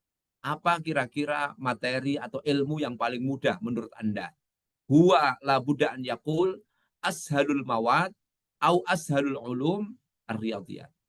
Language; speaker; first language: Arabic; non-native, fluent; Indonesian